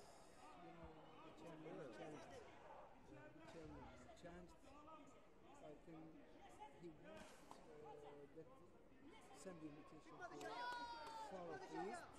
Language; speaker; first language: English; non-native, learner; Spanish